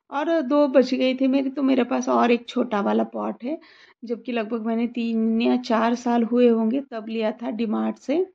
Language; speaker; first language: Hindi; non-native, local second language; Marathi